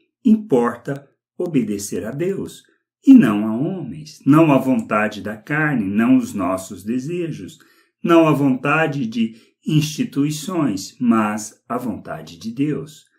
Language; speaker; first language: Portuguese; native; Portuguese